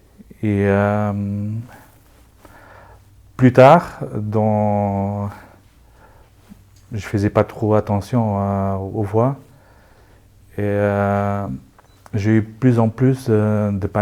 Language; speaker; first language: French; non-native, local second language; Luxembourgish